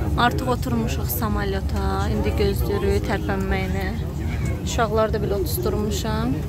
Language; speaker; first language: Azerbaijani; early bilingual, heritage; Azerbaijani